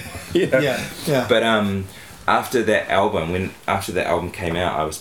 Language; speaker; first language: English; native; English